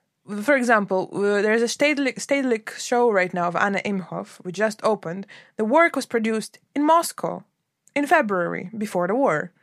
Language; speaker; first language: English; non-native, fluent; Ukrainian